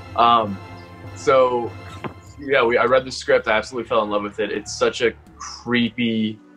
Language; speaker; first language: English; native; English